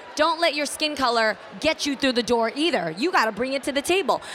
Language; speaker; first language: English; native; English